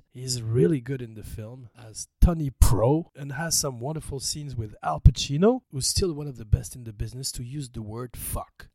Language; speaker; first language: English; non-native, fluent; French